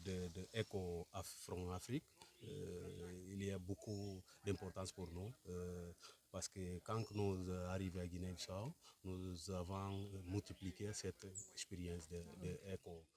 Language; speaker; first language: French; non-native, learner; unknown